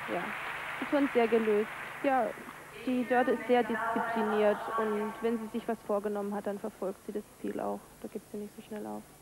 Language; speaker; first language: German; native; German